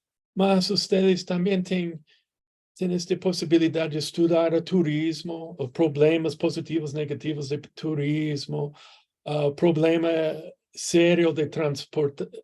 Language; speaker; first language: Spanish; non-native, learner; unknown